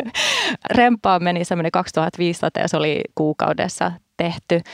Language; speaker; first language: Finnish; early bilingual, heritage; Finnish